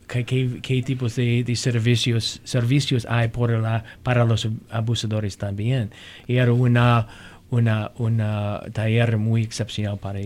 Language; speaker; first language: Spanish; non-native, learner; English